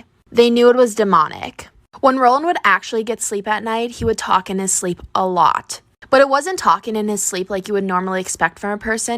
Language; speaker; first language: English; native; English